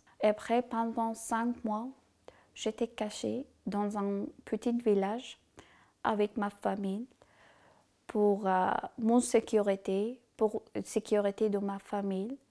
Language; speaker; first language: French; non-native, learner; Persian